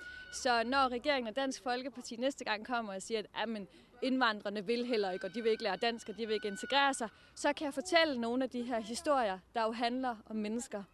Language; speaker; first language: Danish; native; Danish